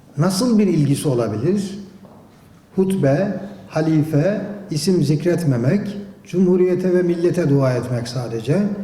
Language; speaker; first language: Turkish; native; Turkish